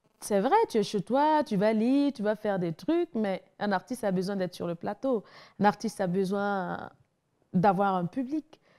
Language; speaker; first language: French; non-native, local second language; Mossi